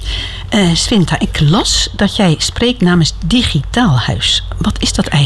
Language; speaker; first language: Dutch; native; Dutch